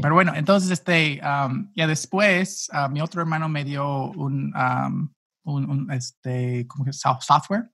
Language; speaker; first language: Spanish; non-native, fluent; English